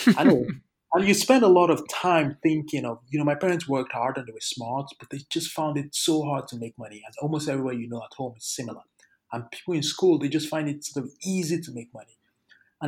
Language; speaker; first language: English; non-native, local second language; Yoruba